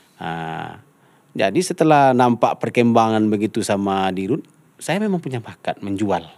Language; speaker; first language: Indonesian; non-native, local second language; Minangkabau